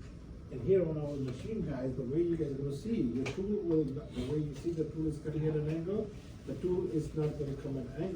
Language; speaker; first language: English; non-native, fluent; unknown